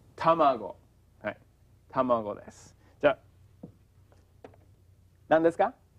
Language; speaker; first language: Japanese; non-native, fluent; English